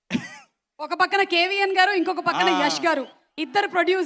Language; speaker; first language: Telugu; native; Telugu